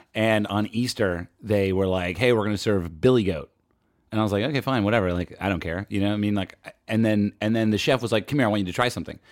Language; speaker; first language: English; native; English